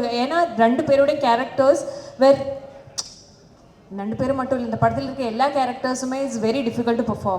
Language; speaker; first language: Tamil; non-native, fluent; Malayalam